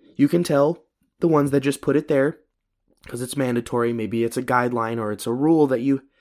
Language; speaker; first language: English; early bilingual, other home language; Filipino